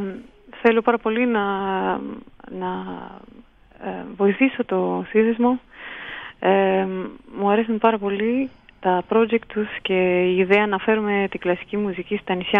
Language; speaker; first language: Greek; early bilingual, heritage; Romanian